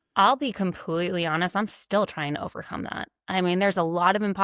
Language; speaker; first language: English; native; English